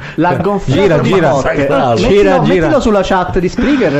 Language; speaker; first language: Italian; native; Italian